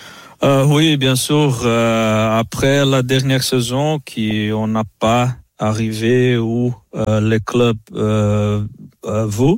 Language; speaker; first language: French; non-native, fluent; Portuguese